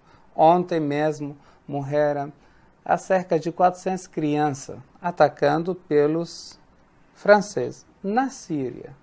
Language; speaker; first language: Portuguese; non-native, fluent; Arabic